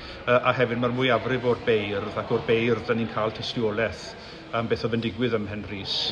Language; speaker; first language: Welsh; native; Welsh